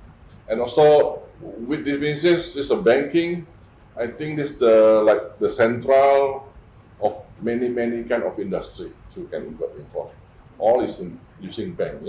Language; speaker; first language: English; non-native, fluent; Indonesian